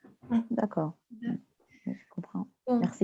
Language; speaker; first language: French; non-native, local second language; Fula